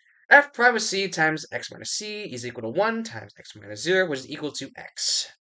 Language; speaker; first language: English; native; English